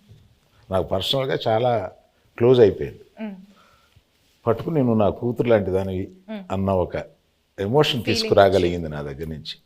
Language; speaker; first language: Telugu; native; Telugu